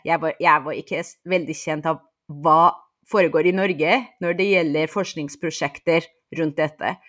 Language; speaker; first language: Norwegian; non-native, fluent; Persian